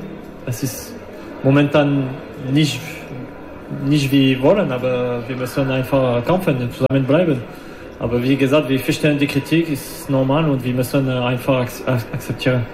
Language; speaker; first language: German; non-native, learner; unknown